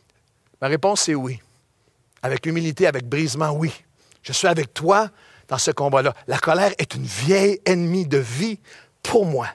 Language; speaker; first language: French; native; French